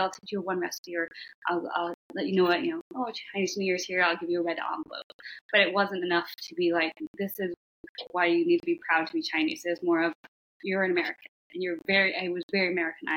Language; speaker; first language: English; native; English